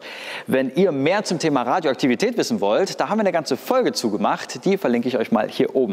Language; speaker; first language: German; native; German